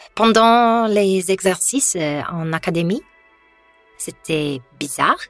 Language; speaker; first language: French; non-native, learner; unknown